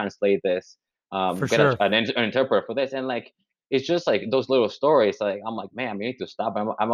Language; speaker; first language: English; non-native, fluent; Spanish